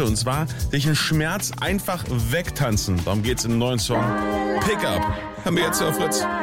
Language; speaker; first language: German; native; German